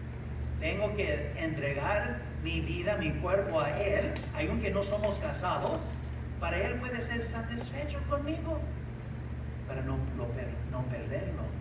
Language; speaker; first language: Spanish; early bilingual, heritage; English